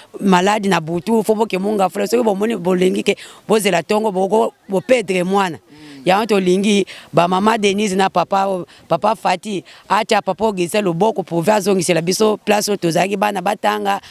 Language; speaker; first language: Lingala; native; Lingala